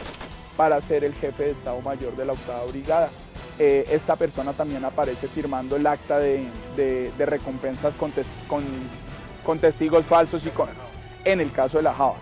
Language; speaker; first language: Spanish; native; Spanish